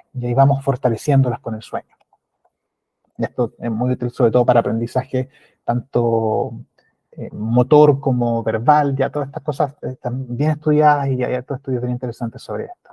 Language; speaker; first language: Spanish; native; Spanish